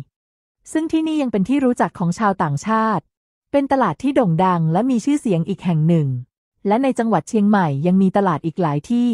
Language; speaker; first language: Thai; native; Thai